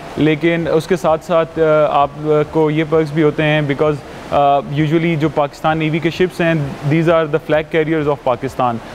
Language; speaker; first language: Urdu; native; Urdu